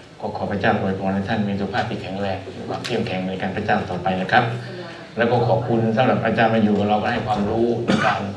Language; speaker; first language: Thai; native; Thai